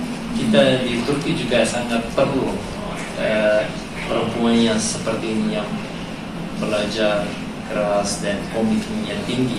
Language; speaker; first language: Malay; non-native, fluent; Turkish